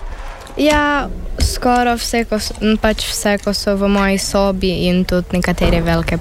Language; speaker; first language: Slovenian; early bilingual, heritage; Slovenian